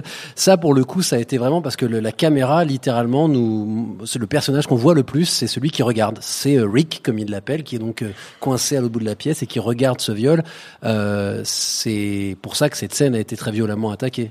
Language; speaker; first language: French; native; French